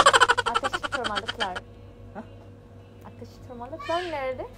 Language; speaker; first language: Turkish; non-native, learner; Indonesian